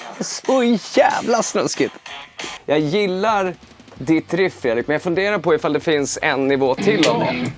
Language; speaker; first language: Swedish; native; Swedish